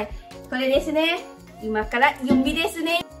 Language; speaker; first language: Japanese; non-native, learner; Lao